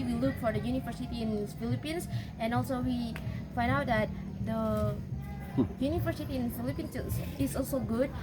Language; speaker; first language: English; non-native, learner; Indonesian